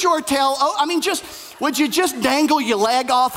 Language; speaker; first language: English; native; English